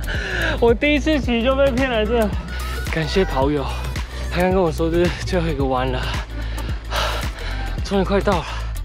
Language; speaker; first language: Chinese; native; Chinese